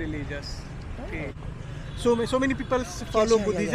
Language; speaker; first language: English; non-native, local second language; Hindi